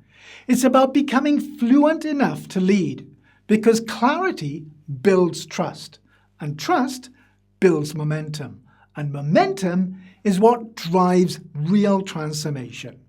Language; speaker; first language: English; native; English